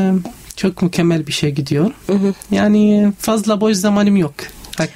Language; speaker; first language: Turkish; non-native, learner; Arabic